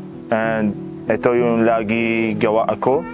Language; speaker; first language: Filipino; non-native, learner; Arabic